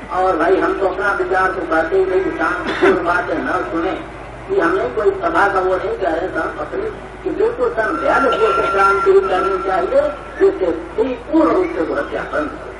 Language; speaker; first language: Hindi; native; Hindi